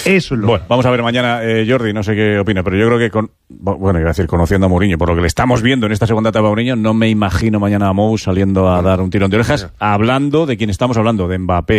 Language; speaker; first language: Spanish; native; Spanish